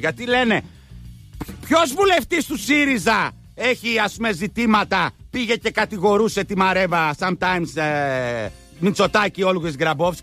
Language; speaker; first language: Greek; native; Greek